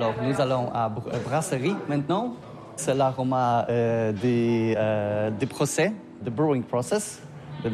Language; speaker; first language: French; non-native, learner; Polish